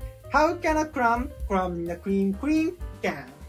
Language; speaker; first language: English; non-native, learner; Japanese